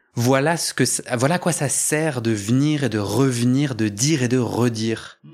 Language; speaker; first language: French; early bilingual, other home language; Spanish